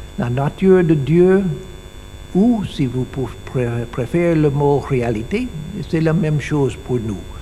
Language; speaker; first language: French; non-native, learner; English